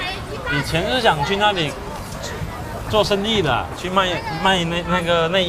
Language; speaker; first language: Chinese; native; Chinese